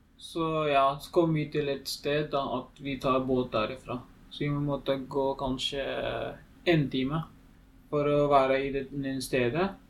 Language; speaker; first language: Norwegian; non-native, learner; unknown